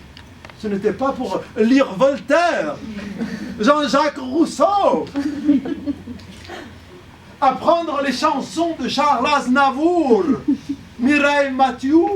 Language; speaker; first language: French; early bilingual, other home language; Arabic